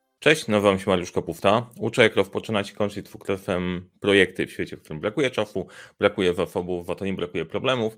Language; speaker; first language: Polish; native; Polish